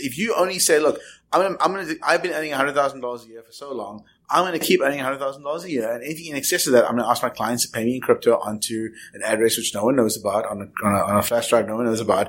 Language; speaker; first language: English; native; English